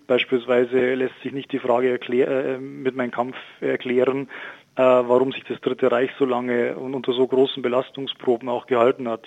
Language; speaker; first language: German; native; German